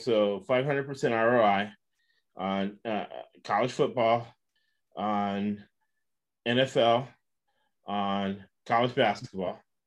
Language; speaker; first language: English; early bilingual, other home language; Spanish